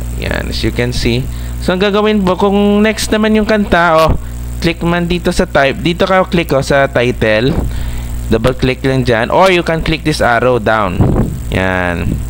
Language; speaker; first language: Filipino; non-native, local second language; Hiligaynon